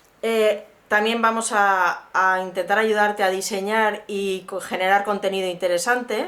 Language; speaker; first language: Spanish; native; Spanish